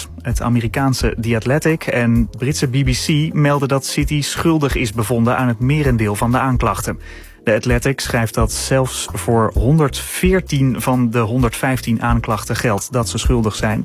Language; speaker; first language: Dutch; native; Dutch